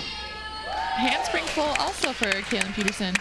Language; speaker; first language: English; native; English